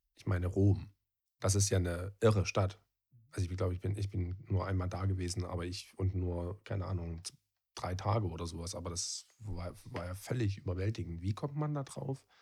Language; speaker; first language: German; native; German